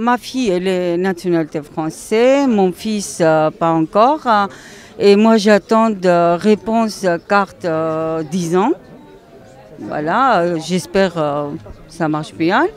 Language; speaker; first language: French; non-native, learner; Georgian